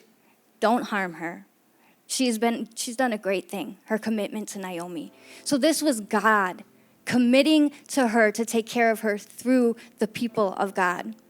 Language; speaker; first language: English; native; English